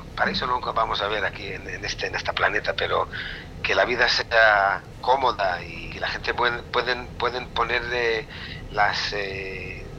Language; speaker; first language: Spanish; non-native, fluent; Hebrew